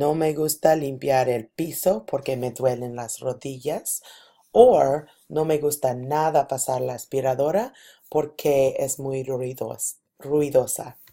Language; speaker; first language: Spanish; non-native, fluent; English